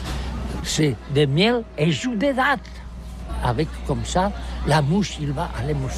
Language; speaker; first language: French; non-native, learner; Catalan